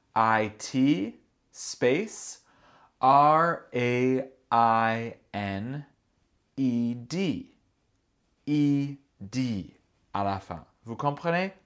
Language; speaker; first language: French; non-native, fluent; English